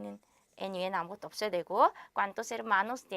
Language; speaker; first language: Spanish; non-native, fluent; Korean